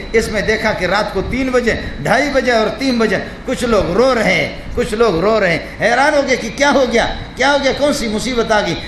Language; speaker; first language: Urdu; non-native, local second language; Brahui